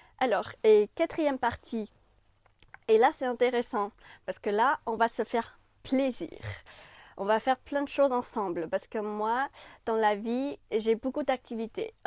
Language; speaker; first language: French; non-native, fluent; Chinese